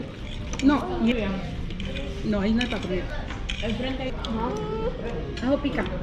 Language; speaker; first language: Spanish; native; Spanish